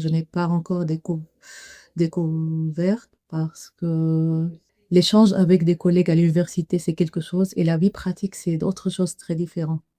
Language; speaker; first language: French; non-native, learner; Arabic